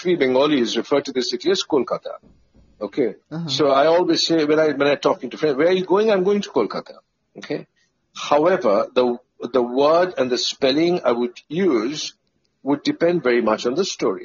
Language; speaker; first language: English; non-native, local second language; Bangla